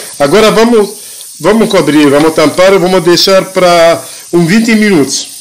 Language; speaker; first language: Portuguese; non-native, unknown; Arabic